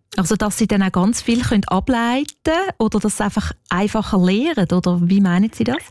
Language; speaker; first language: German; native; German